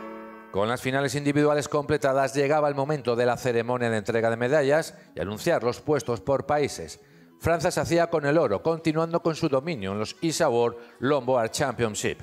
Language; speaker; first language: Spanish; native; Spanish